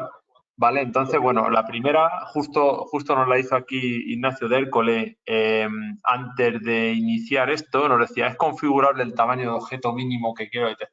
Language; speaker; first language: Spanish; native; Spanish